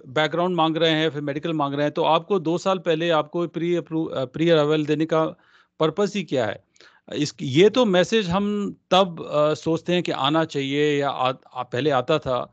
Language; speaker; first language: Hindi; non-native, local second language; Punjabi